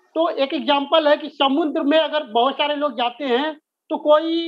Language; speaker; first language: Hindi; native; Hindi